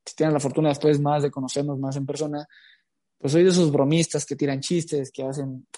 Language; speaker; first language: Spanish; native; Spanish